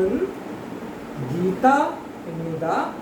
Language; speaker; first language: Korean; non-native, fluent; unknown